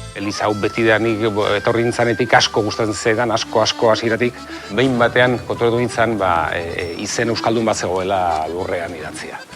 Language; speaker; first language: Basque; native; Basque